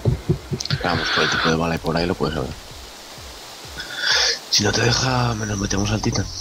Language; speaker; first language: Spanish; native; Spanish